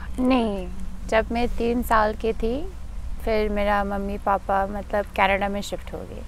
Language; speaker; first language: Hindi; non-native, fluent; English